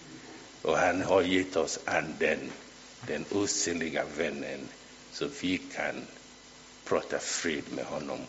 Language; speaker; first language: Swedish; non-native, fluent; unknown